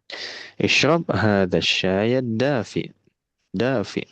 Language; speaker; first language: Arabic; non-native, fluent; Indonesian